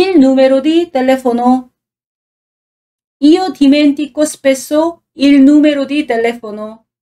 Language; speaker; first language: Italian; non-native, fluent; Korean